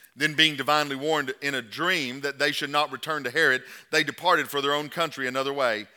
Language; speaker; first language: English; native; English